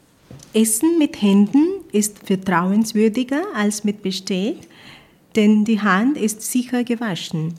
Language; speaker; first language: German; non-native, fluent; Punjabi